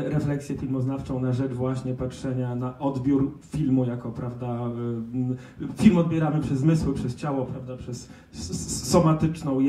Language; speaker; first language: Polish; native; Polish